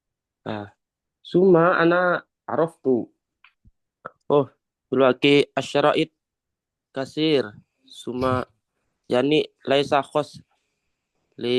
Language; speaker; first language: Arabic; non-native, learner; Indonesian